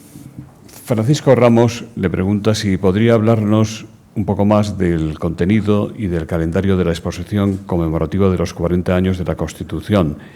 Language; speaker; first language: Spanish; native; Spanish